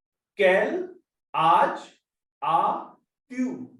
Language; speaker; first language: French; non-native, learner; Hindi